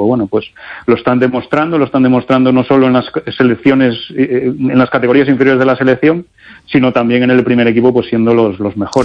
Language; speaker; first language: Spanish; native; Spanish